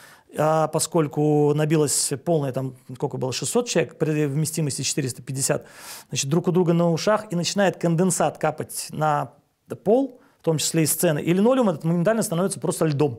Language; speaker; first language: Russian; native; Russian